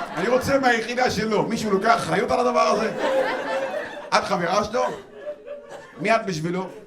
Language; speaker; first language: Hebrew; non-native, local second language; Arabic